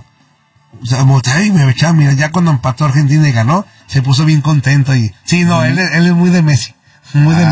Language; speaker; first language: Spanish; native; Spanish